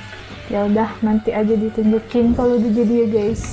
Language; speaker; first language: Indonesian; native; Indonesian